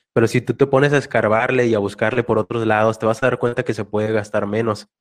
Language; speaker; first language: Spanish; native; Spanish